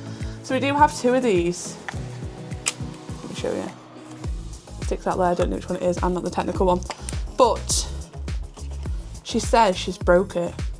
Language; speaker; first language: English; native; English